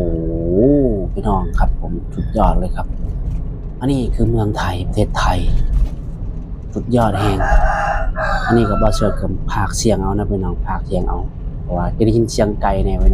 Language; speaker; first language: Thai; non-native, local second language; Lao